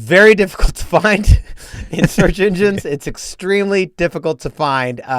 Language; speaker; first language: English; native; English